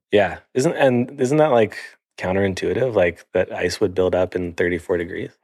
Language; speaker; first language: English; native; English